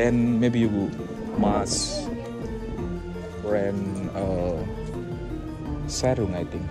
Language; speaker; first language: English; non-native, learner; Balinese